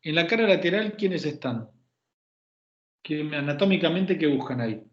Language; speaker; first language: Spanish; native; Spanish